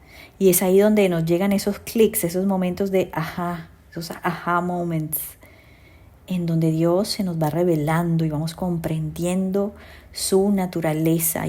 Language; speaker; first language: Spanish; native; Spanish